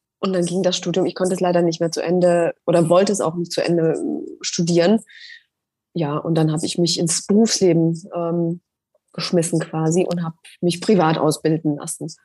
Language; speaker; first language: German; early bilingual, other home language; Polish